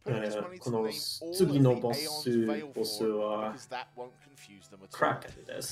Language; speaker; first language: Japanese; non-native, learner; English